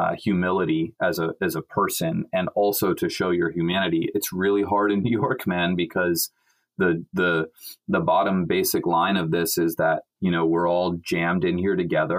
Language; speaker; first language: English; native; English